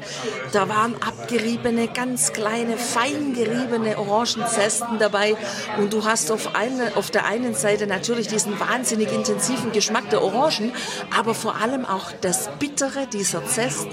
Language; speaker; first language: German; native; German